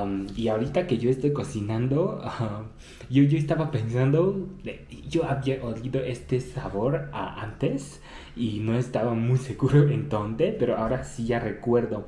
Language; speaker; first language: Spanish; non-native, fluent; Chinese